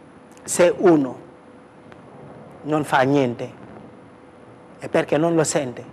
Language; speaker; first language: Italian; non-native, fluent; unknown